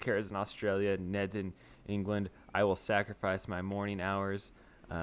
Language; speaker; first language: English; native; English